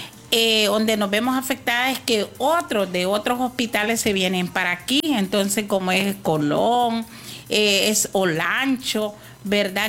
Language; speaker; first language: Spanish; native; Spanish